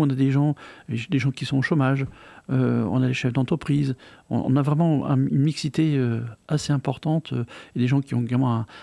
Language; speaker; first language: French; native; French